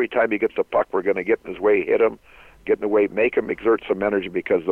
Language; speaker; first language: English; native; English